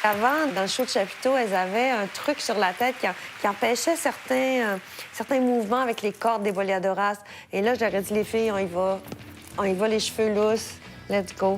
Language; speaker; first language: French; native; French